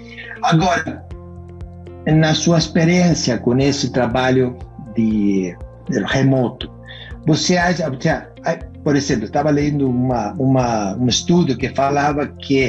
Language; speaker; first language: Portuguese; non-native, fluent; Spanish